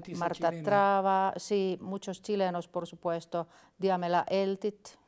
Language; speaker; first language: Spanish; non-native, fluent; Finnish